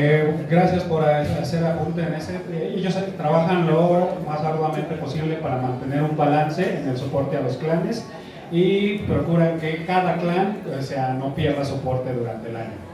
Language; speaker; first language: Spanish; native; Spanish